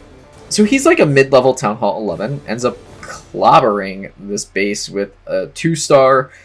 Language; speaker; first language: English; native; English